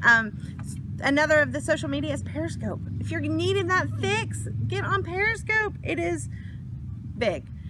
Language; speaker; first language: English; native; English